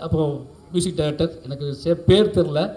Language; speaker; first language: Tamil; native; Tamil